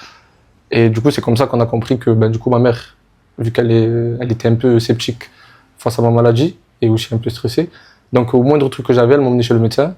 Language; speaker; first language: French; native; French